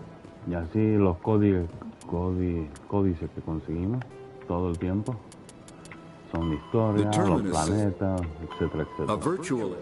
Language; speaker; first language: Spanish; non-native, fluent; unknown